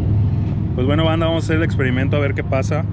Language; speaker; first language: Spanish; native; Spanish